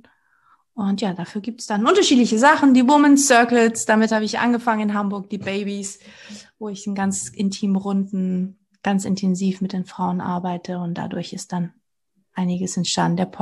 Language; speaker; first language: German; early bilingual, other home language; Portuguese